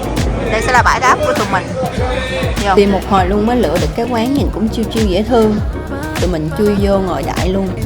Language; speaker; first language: Vietnamese; native; Vietnamese